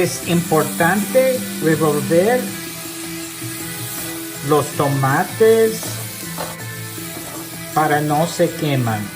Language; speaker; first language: Spanish; non-native, learner; English